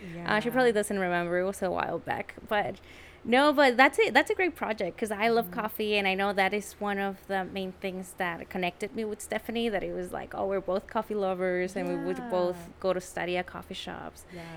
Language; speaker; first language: English; early bilingual, other home language; Spanish